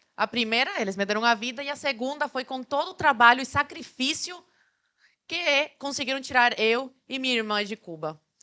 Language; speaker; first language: Portuguese; early bilingual, other home language; Spanish